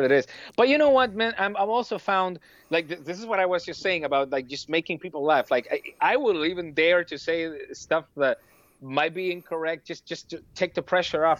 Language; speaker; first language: English; non-native, fluent; Spanish